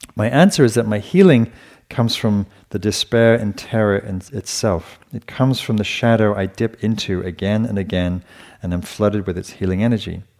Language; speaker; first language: English; native; English